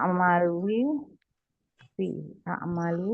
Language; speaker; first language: Arabic; non-native, learner; Indonesian